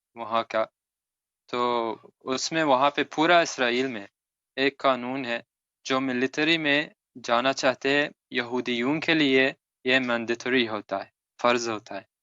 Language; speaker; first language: Urdu; non-native, fluent; Arabic